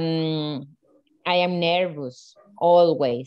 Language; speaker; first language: English; non-native, learner; Spanish